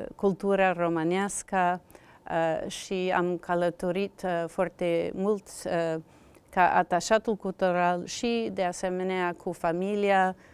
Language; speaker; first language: Romanian; non-native, learner; English